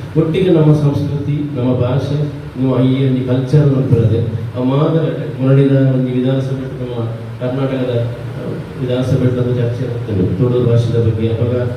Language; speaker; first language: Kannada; non-native, local second language; Tulu